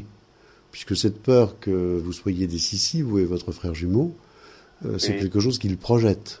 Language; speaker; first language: French; native; French